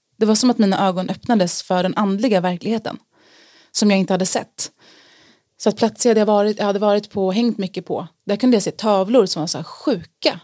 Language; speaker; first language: Swedish; native; Swedish